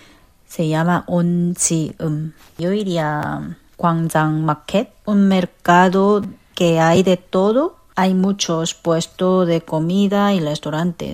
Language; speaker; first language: Spanish; non-native, fluent; Korean